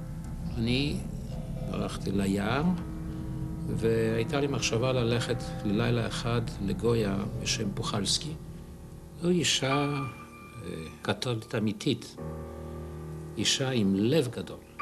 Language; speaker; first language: Hebrew; non-native, fluent; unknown